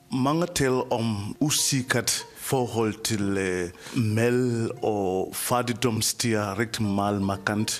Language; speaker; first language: Danish; non-native, fluent; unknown